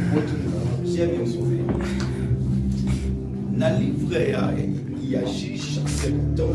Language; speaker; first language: French; non-native, local second language; Lingala